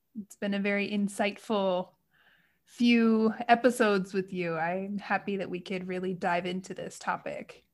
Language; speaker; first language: English; native; English